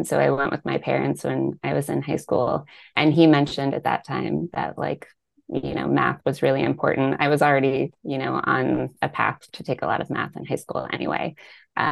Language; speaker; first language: English; native; English